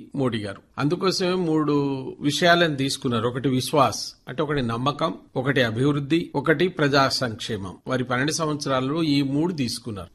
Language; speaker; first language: Telugu; non-native, local second language; Lambadi